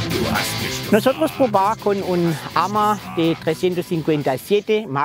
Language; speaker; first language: Spanish; non-native, learner; German